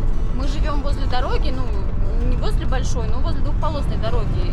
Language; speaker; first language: Russian; native; Russian